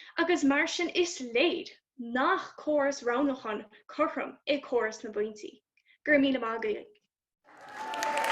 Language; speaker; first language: Irish; native; Irish